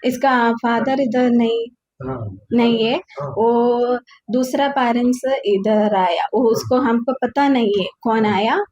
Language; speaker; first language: Hindi; non-native, learner; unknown